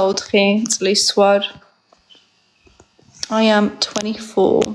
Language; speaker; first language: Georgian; early bilingual, heritage; Georgian